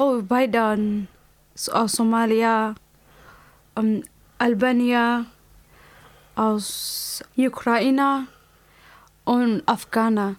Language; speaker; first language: German; non-native, learner; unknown